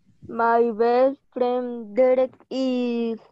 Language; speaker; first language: English; non-native, learner; Spanish